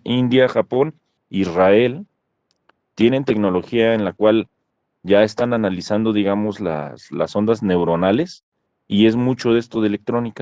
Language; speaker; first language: Spanish; native; Spanish